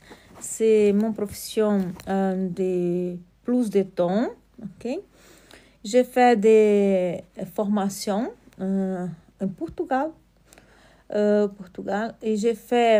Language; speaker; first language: French; non-native, learner; Portuguese